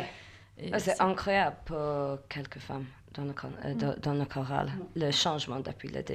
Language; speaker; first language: French; non-native, fluent; English